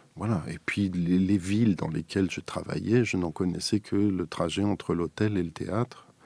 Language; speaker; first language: French; native; French